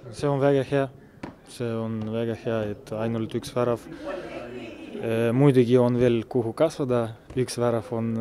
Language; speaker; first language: Estonian; non-native, local second language; Russian